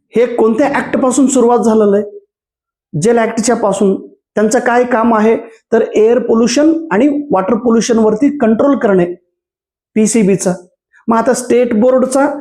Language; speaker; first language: Marathi; non-native, local second language; Kannada